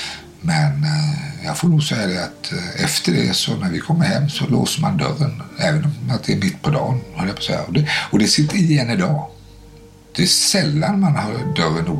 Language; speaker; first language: Swedish; native; Swedish